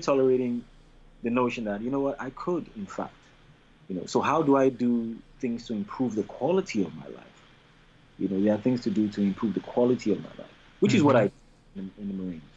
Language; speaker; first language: English; non-native, local second language; Yoruba